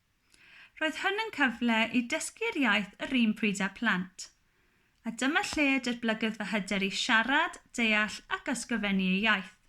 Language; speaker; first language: Welsh; non-native, local second language; English